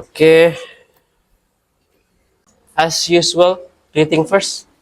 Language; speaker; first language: English; non-native, fluent; Indonesian